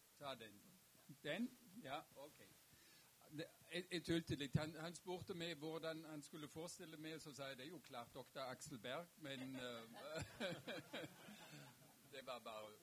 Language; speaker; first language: Norwegian; non-native, fluent; German